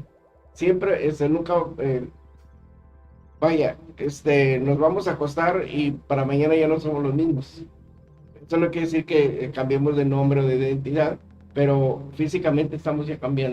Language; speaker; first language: Spanish; native; Spanish